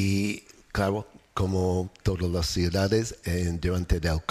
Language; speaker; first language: Spanish; non-native, learner; English